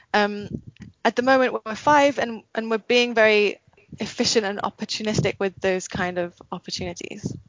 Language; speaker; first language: English; native; English